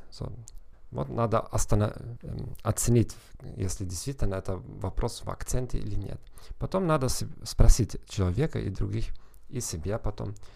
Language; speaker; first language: Russian; non-native, fluent; German